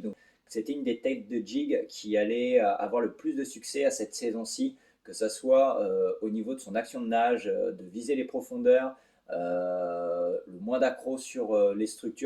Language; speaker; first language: French; native; French